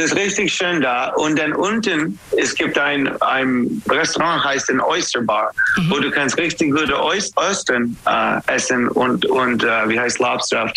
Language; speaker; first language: German; non-native, fluent; English